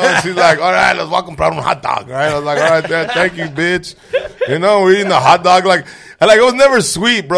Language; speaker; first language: English; early bilingual, other home language; Spanish